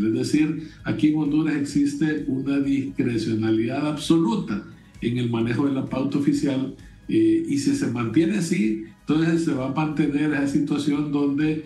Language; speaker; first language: Spanish; native; Spanish